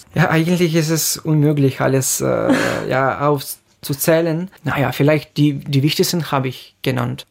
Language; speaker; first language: German; non-native, fluent; Ukrainian